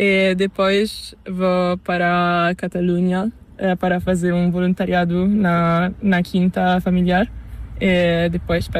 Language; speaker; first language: Spanish; non-native, learner; Italian